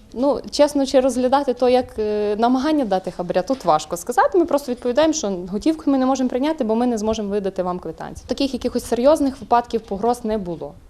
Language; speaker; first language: Ukrainian; native; Ukrainian